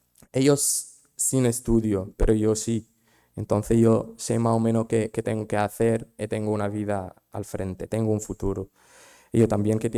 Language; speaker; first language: Spanish; non-native, fluent; Arabic